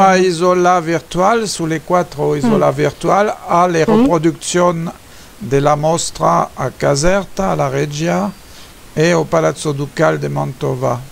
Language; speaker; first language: Italian; non-native, learner; French